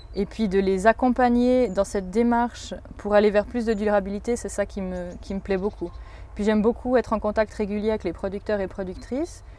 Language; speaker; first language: French; native; French